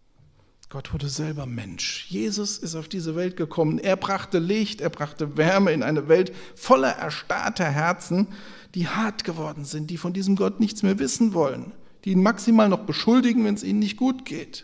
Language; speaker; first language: German; native; German